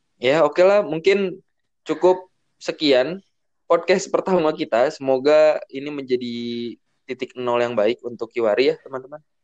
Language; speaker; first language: Indonesian; native; Indonesian